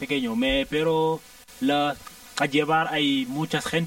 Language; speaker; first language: Spanish; non-native, learner; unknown